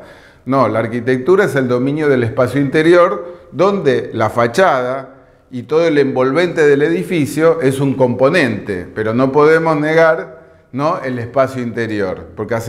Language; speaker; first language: Spanish; native; Spanish